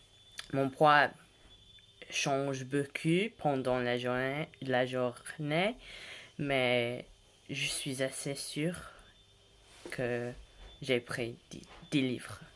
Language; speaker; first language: French; non-native, learner; English